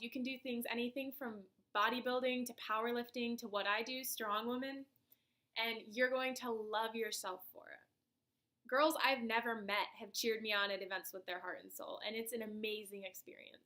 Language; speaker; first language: English; native; English